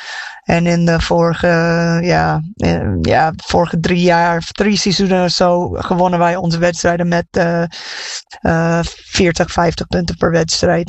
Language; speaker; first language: Dutch; non-native, fluent; English